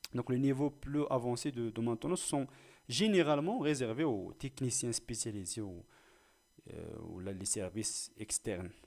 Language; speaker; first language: French; non-native, local second language; Arabic